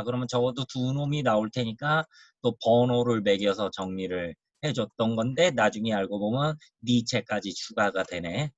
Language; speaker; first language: Korean; native; Korean